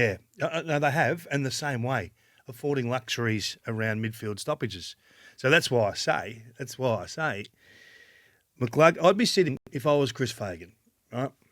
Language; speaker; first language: English; native; English